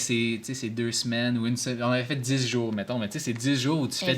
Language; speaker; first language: French; native; French